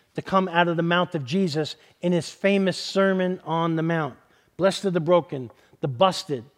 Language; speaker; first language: English; native; English